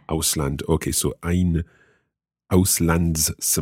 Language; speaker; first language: German; non-native, fluent; English